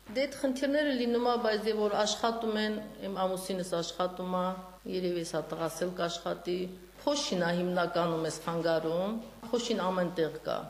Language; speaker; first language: Armenian; native; Armenian